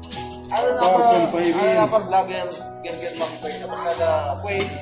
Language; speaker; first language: Arabic; non-native, learner; Filipino